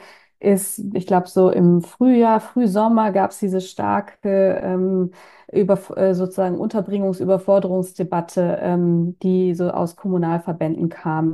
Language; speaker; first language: German; native; German